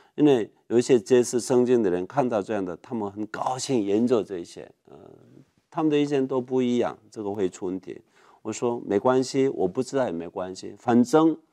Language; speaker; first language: Chinese; non-native, fluent; Korean